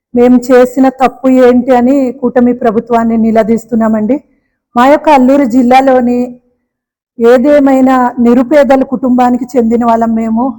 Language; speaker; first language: Telugu; native; Telugu